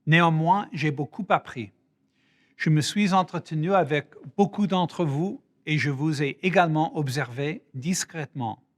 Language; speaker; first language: French; non-native, fluent; English